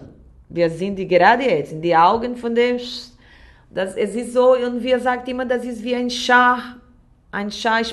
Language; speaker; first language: German; non-native, learner; Portuguese